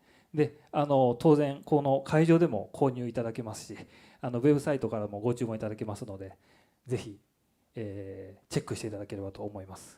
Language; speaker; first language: Japanese; native; Japanese